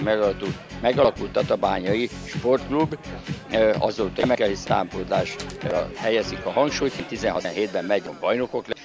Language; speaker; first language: Hungarian; native; Hungarian